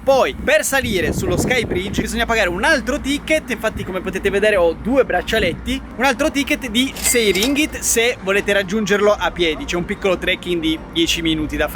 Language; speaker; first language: Italian; native; Italian